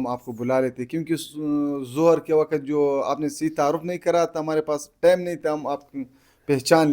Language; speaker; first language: Hindi; non-native, local second language; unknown